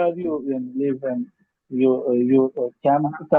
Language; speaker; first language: English; non-native, learner; Hindi